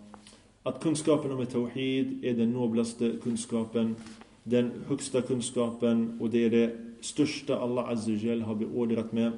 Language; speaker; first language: Swedish; early bilingual, other home language; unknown